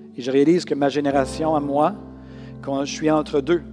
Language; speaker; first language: French; native; French